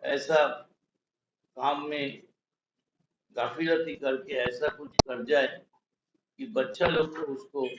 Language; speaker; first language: Hindi; non-native, local second language; Bangla